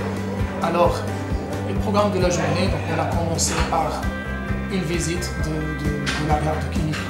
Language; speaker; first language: French; non-native, local second language; Arabic